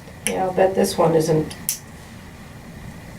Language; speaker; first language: English; native; English